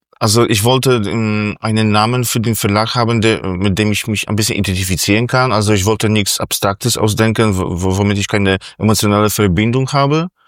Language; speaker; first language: German; non-native, fluent; Polish